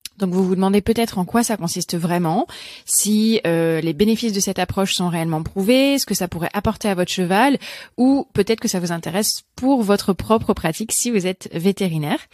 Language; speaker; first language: French; native; French